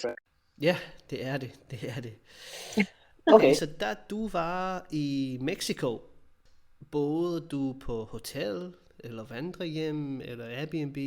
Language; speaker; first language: Danish; non-native, fluent; English